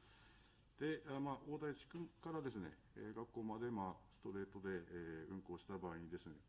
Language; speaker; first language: Japanese; native; Japanese